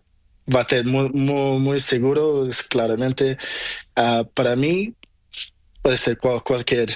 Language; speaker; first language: Spanish; non-native, learner; Portuguese